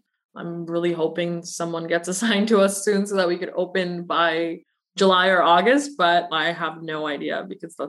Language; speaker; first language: English; native; English